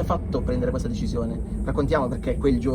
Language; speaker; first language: Italian; native; Italian